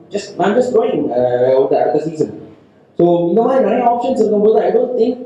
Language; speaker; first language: English; non-native, local second language; Tamil